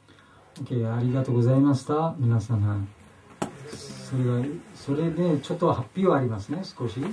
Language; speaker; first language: Japanese; non-native, learner; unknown